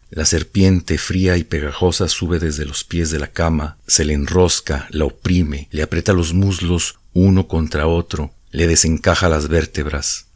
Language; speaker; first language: Spanish; native; Spanish